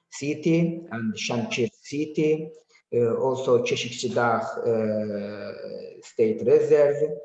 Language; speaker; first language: English; non-native, learner; Azerbaijani